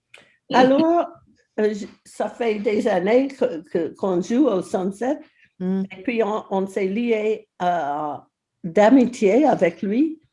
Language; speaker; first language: French; non-native, fluent; English